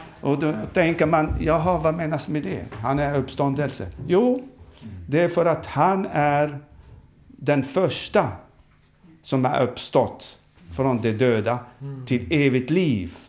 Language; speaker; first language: Swedish; non-native, fluent; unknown